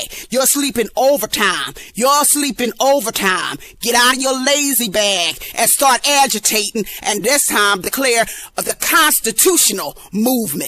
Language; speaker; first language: English; native; English